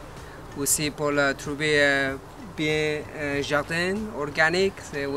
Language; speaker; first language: French; non-native, learner; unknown